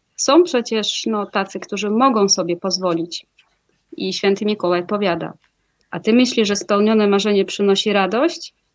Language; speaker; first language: Polish; non-native, fluent; Russian